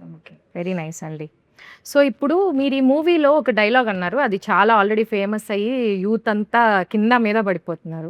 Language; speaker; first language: Telugu; native; Telugu